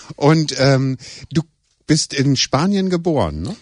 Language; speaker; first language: German; native; German